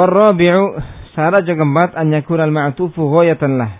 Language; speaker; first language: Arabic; non-native, fluent; Indonesian